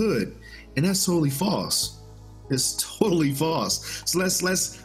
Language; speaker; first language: English; native; English